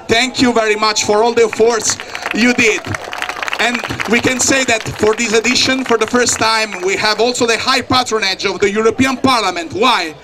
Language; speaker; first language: English; non-native, fluent; Italian